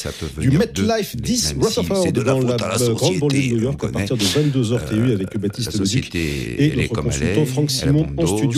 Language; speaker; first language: French; native; French